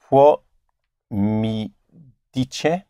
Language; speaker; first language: Italian; non-native, learner; English